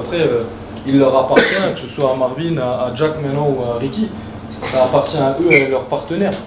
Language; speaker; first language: French; native; French